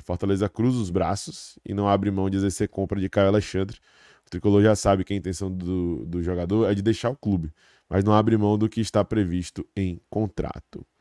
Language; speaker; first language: Portuguese; native; Portuguese